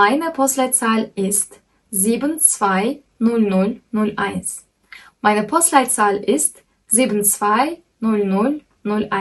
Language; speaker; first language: German; non-native, fluent; Kyrgyz